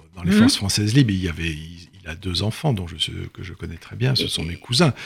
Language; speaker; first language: French; native; French